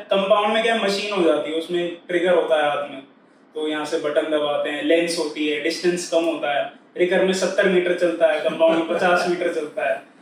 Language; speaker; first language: Hindi; native; Hindi